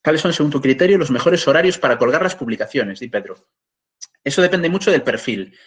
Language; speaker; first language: Spanish; native; Spanish